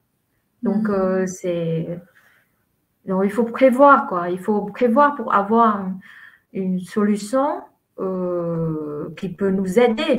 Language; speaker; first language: French; non-native, fluent; Vietnamese